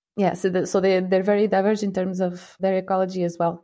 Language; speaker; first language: English; non-native, fluent; Portuguese